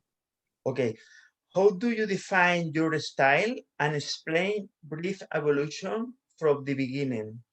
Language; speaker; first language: English; non-native, learner; Spanish